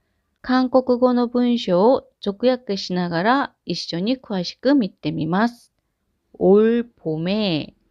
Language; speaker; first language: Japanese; non-native, fluent; Korean